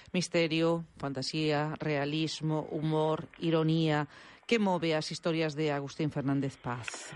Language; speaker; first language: Galician; native; Galician